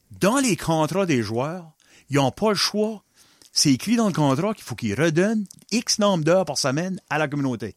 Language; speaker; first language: French; non-native, local second language; English